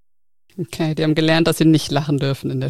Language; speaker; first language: German; native; German